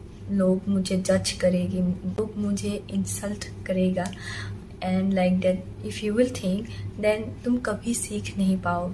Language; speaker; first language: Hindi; non-native, local second language; Assamese